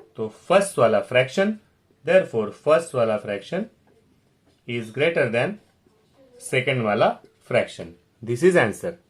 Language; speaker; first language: Hindi; non-native, local second language; Marathi